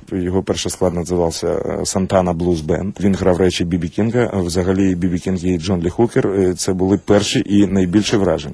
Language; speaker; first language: Ukrainian; native; Ukrainian